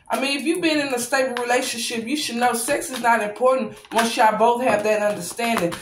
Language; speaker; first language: English; native; English